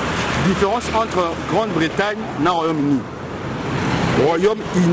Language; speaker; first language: French; non-native, local second language; Lingala